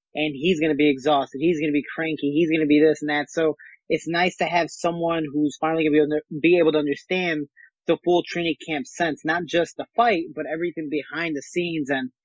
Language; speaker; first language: English; native; English